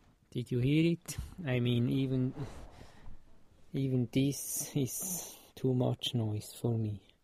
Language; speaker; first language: English; non-native, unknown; Swiss German